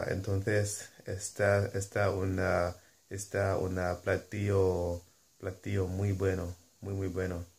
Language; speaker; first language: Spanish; non-native, learner; English